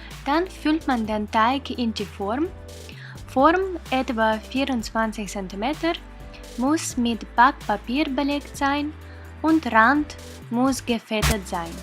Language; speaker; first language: German; non-native, fluent; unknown